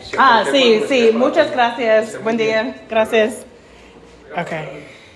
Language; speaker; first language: Spanish; non-native, learner; English